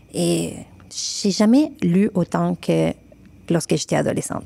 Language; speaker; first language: French; non-native, fluent; Spanish